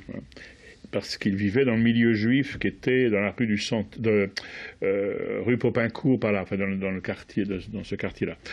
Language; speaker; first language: French; native; French